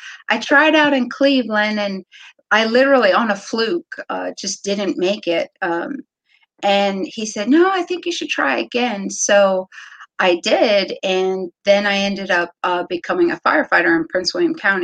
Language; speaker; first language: English; native; English